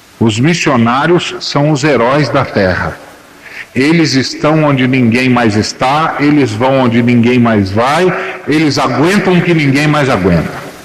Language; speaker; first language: Portuguese; native; Portuguese